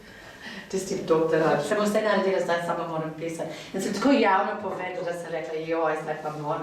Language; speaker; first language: Slovenian; non-native, fluent; English